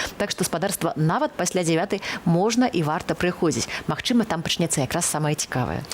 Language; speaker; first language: Belarusian; native; Belarusian